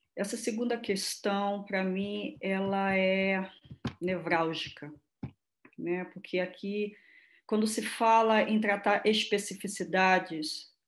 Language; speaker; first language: Portuguese; native; Portuguese